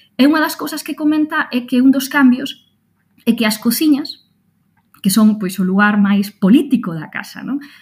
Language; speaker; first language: Galician; non-native, local second language; Spanish